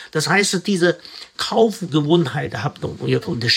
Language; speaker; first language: German; non-native, fluent; Chinese